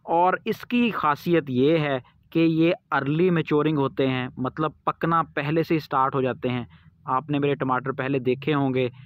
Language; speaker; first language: Urdu; non-native, local second language; Punjabi